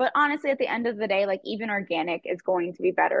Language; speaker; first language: English; native; English